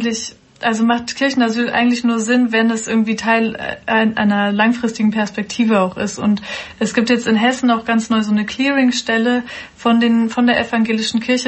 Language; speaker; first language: German; native; German